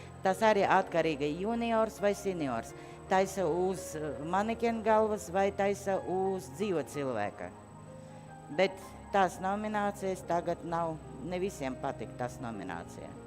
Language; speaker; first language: Latvian; non-native, local second language; Russian